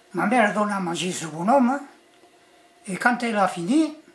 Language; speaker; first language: French; early bilingual, other home language; Spanish